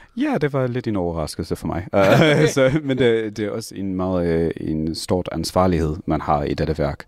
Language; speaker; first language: Danish; non-native, fluent; English